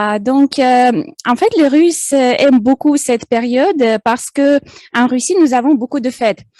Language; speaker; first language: French; non-native, fluent; Russian